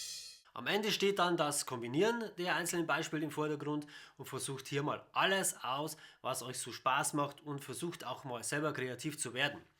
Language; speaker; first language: German; native; German